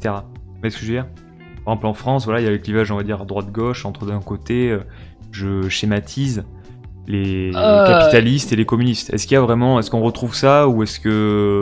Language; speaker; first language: French; native; French